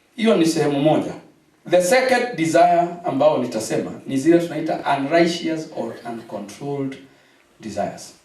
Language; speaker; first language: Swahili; non-native, local second language; Kikuyu